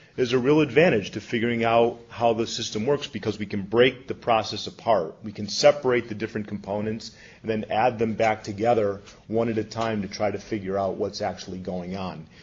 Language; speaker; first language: English; native; English